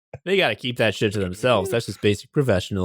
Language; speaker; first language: English; native; English